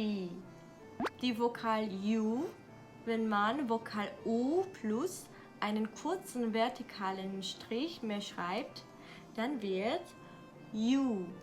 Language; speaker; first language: German; non-native, learner; Korean